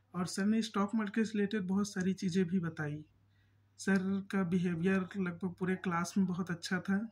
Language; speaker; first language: Hindi; native; Hindi